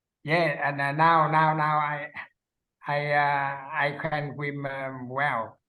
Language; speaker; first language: English; non-native, learner; Vietnamese